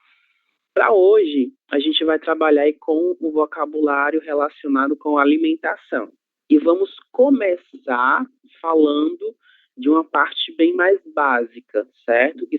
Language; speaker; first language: Portuguese; native; Portuguese